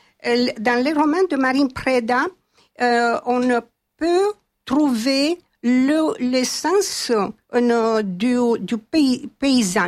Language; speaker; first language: French; non-native, fluent; Romanian